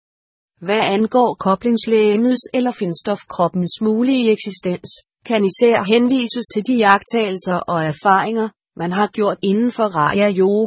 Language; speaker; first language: Danish; native; Danish